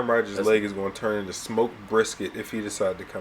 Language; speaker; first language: English; native; English